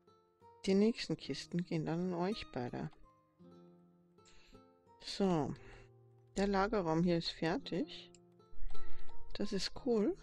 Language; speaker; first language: German; native; German